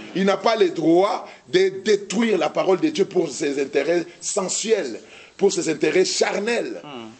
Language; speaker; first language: French; non-native, local second language; Lingala